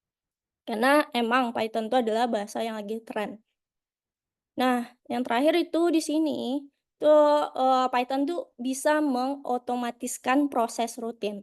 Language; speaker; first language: Indonesian; native; Indonesian